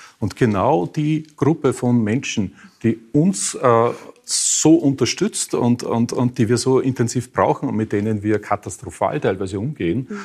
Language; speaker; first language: German; native; German